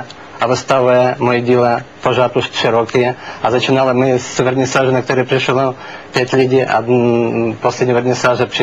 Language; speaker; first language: Czech; non-native, learner; Russian